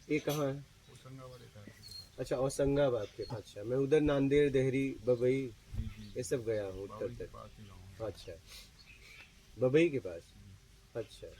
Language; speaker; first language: Hindi; native; Hindi